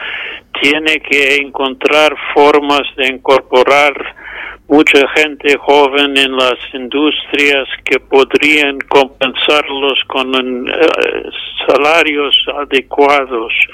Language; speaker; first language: Spanish; non-native, fluent; English